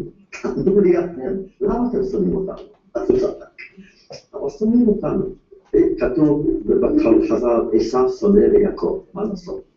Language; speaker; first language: Hebrew; non-native, fluent; Yiddish